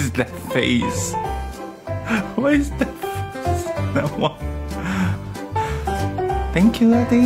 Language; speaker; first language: English; non-native, learner; Thai